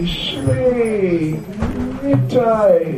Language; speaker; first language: Russian; non-native, learner; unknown